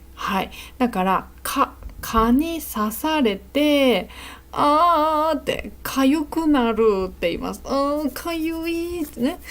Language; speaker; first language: Japanese; native; Japanese